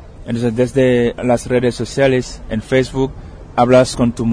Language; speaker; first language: Spanish; non-native, fluent; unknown